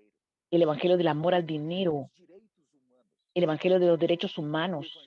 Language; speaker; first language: Spanish; non-native, fluent; Portuguese